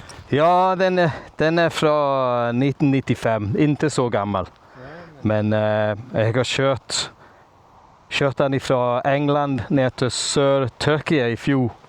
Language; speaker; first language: Swedish; non-native, learner; English